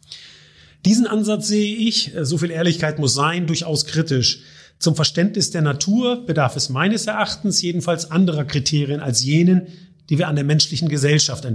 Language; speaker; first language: German; native; German